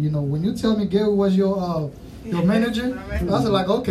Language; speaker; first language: English; non-native, fluent; Haitian Creole